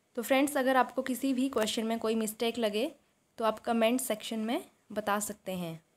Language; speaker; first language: Hindi; native; Hindi